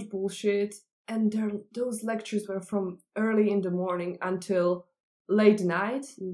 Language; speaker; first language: English; non-native, fluent; Czech